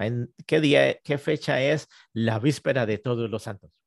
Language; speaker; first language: Spanish; non-native, fluent; English